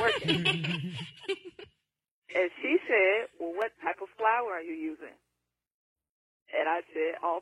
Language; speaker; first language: English; native; English